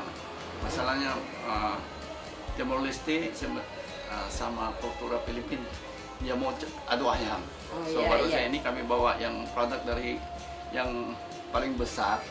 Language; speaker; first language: Indonesian; non-native, fluent; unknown